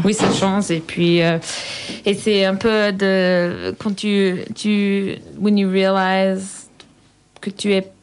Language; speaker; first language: French; non-native, learner; English